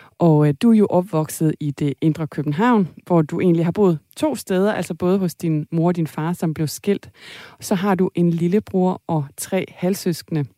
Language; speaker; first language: Danish; native; Danish